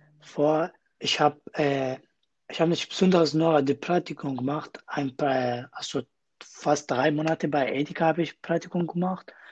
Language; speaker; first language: German; non-native, learner; Kurdish